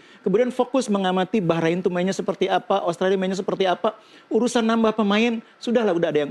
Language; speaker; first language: Indonesian; native; Indonesian